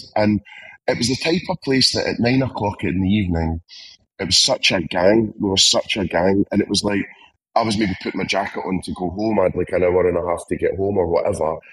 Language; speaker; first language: English; native; English